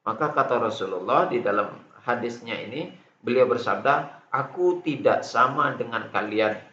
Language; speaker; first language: Indonesian; native; Indonesian